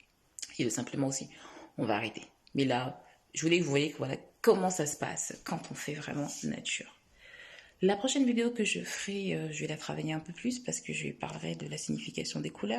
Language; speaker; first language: French; native; French